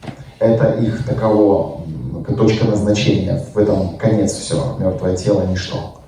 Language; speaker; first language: Russian; native; Russian